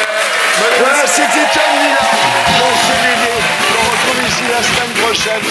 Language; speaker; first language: French; native; French